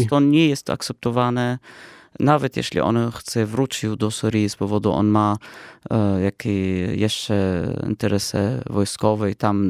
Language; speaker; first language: Polish; non-native, fluent; Arabic